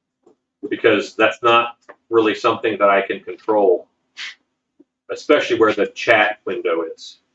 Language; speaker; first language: English; native; English